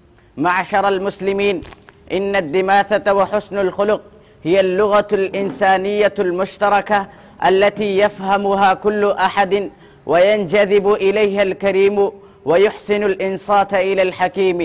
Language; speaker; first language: Arabic; non-native, learner; Urdu